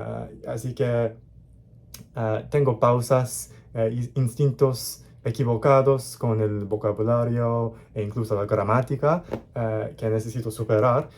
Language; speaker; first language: Spanish; non-native, learner; English